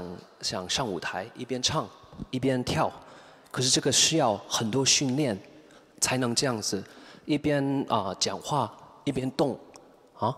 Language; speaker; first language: Chinese; non-native, fluent; English